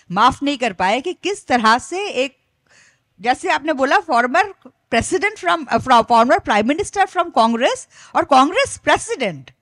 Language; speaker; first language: Hindi; non-native, local second language; Bangla